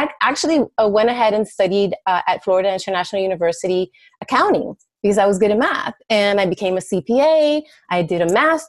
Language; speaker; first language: English; early bilingual, other home language; Spanish